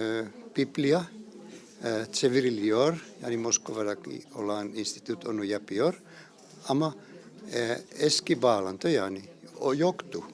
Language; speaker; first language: Turkish; non-native, fluent; Finnish